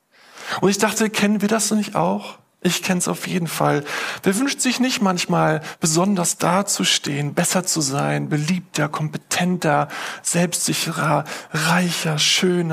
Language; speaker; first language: German; native; German